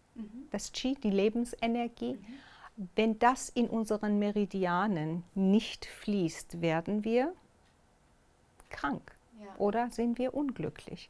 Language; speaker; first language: German; non-native, fluent; Persian